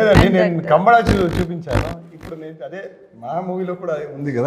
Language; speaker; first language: Telugu; non-native, learner; Kannada